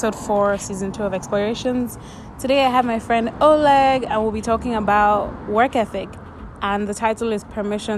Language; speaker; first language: English; non-native, local second language; Yoruba